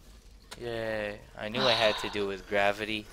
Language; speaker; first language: English; native; English